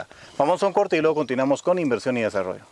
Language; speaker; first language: Spanish; native; Spanish